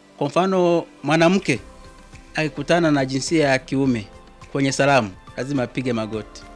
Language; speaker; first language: Swahili; native; Swahili